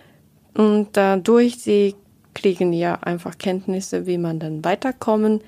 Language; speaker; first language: German; non-native, learner; Japanese